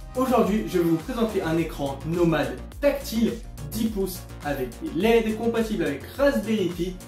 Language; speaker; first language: French; native; French